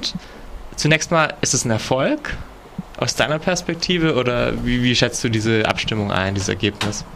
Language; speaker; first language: German; native; German